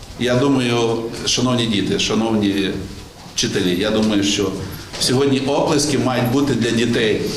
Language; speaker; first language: Ukrainian; native; Ukrainian